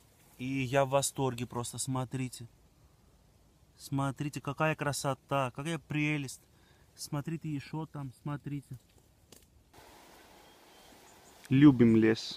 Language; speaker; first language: Russian; non-native, fluent; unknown